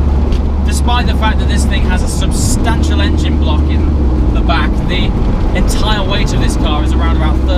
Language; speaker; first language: English; native; English